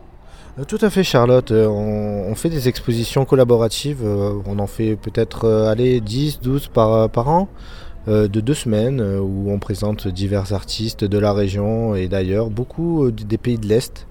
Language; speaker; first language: French; native; French